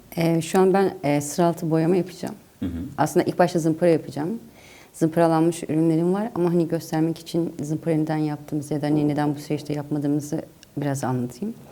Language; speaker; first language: Turkish; native; Turkish